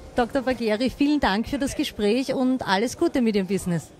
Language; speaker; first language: German; native; German